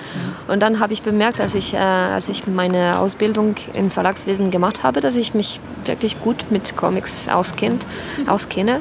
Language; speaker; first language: German; non-native, fluent; French